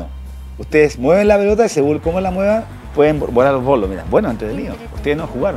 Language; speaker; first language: Spanish; native; Spanish